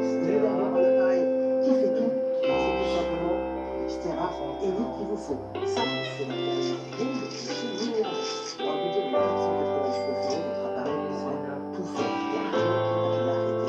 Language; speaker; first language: French; native; French